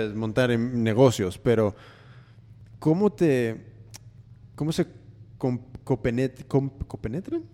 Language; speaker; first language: Spanish; early bilingual, heritage; Spanish